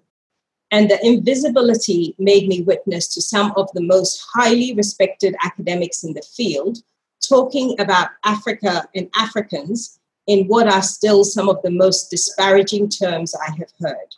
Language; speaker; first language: English; non-native, local second language; Ga